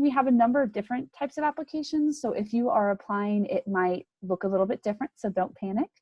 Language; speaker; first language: English; native; English